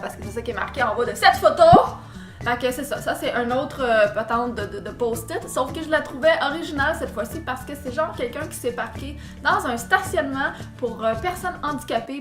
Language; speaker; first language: French; native; French